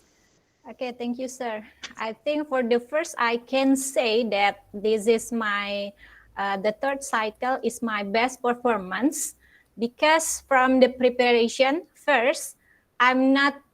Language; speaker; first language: English; non-native, learner; Indonesian